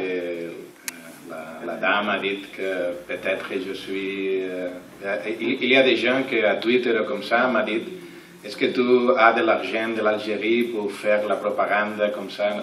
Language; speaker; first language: French; non-native, learner; Catalan